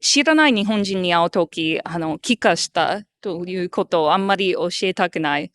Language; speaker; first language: Japanese; non-native, fluent; English